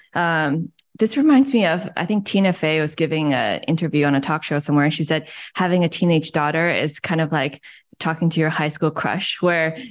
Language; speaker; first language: English; early bilingual, other home language; Chinese